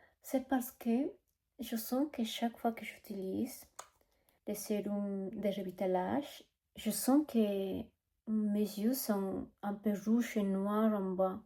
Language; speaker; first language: French; non-native, learner; Spanish